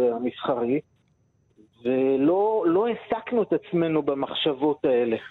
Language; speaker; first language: Hebrew; native; Hebrew